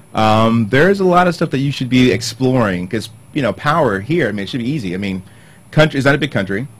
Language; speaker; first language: English; native; English